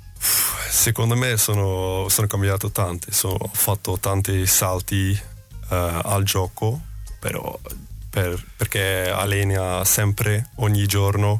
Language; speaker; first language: Italian; non-native, learner; Dutch